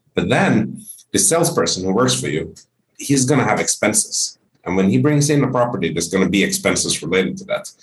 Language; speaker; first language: English; non-native, fluent; Finnish